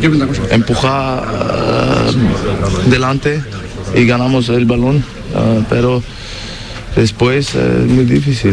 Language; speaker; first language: Spanish; non-native, learner; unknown